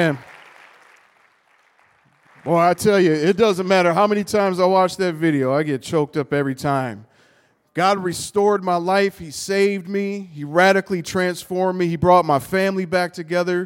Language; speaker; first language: English; native; English